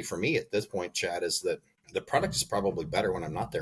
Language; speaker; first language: English; native; English